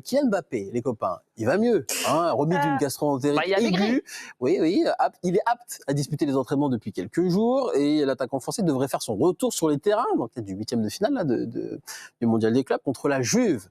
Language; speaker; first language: French; native; French